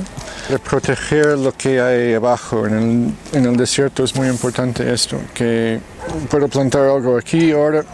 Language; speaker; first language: Spanish; non-native, fluent; English